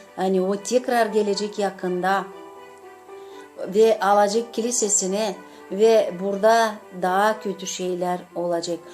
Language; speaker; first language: Turkish; non-native, fluent; Gagauz